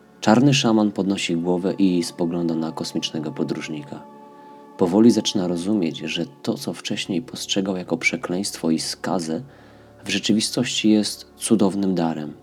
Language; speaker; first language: Polish; native; Polish